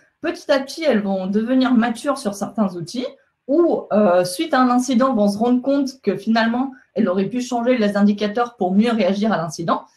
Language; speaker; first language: French; non-native, fluent; Spanish